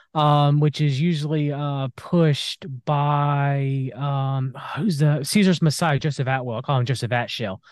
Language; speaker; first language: English; native; English